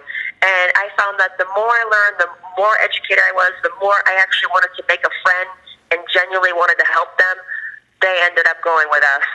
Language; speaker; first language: English; native; English